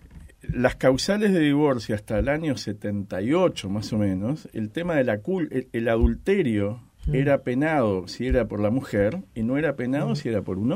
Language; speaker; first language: Spanish; native; Spanish